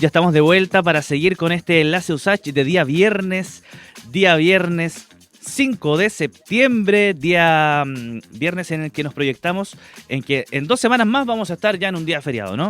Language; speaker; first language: Spanish; native; Spanish